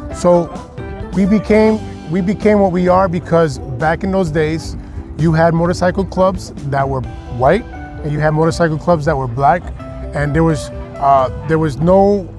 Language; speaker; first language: English; early bilingual, other home language; Spanish